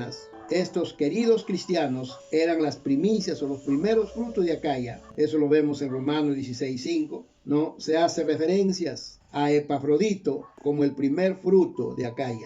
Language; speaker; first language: Spanish; native; Spanish